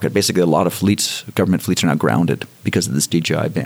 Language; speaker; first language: English; native; English